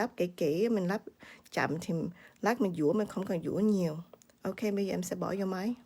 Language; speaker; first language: Vietnamese; early bilingual, heritage; Vietnamese